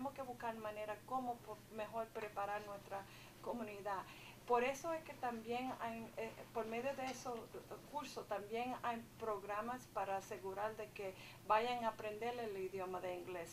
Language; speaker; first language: Spanish; early bilingual, heritage; Spanish